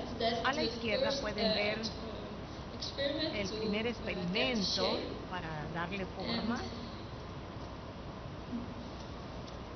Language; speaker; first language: Spanish; non-native, fluent; Dutch